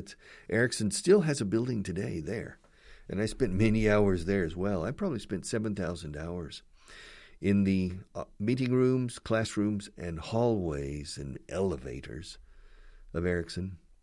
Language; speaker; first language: English; native; English